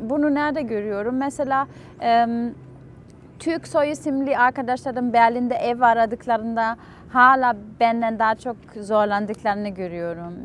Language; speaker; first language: Turkish; non-native, fluent; German